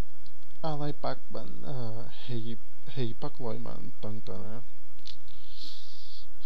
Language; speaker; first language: Cantonese; non-native, learner; Portuguese